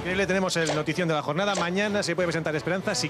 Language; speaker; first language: Spanish; native; Spanish